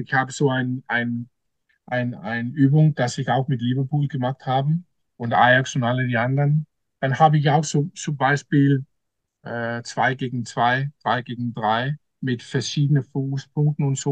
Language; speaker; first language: German; non-native, learner; Danish